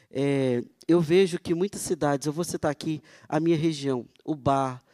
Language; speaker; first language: Portuguese; native; Portuguese